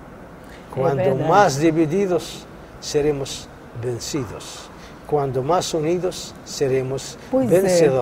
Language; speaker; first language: Spanish; non-native, local second language; Arabic